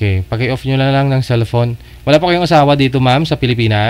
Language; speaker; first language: Filipino; native; Filipino